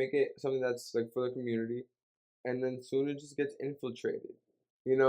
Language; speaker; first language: English; native; English